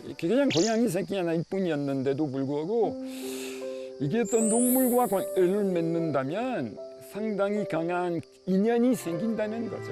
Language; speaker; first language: Korean; non-native, fluent; French